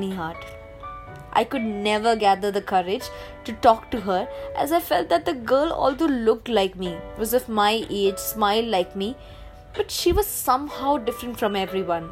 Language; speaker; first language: English; non-native, local second language; Hindi